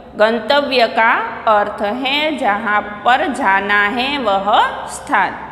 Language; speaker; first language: Hindi; non-native, local second language; Gujarati